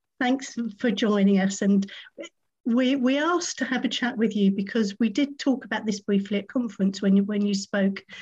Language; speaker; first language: English; native; English